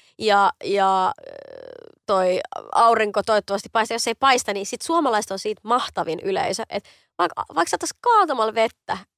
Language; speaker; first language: Finnish; native; Finnish